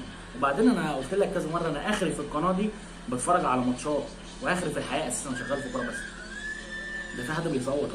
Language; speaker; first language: Arabic; native; Arabic